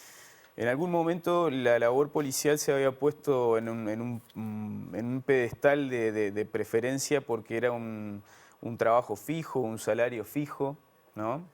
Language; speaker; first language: Spanish; native; Spanish